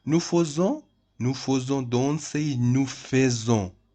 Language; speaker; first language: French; non-native, fluent; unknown